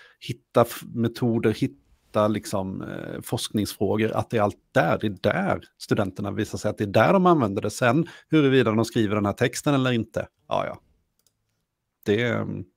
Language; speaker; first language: Swedish; native; Swedish